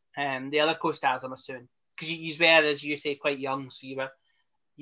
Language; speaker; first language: English; native; English